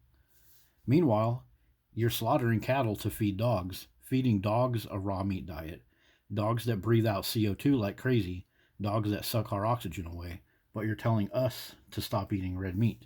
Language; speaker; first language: English; native; English